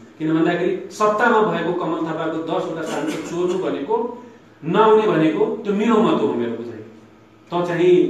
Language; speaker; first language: Nepali; non-native, local second language; Maithili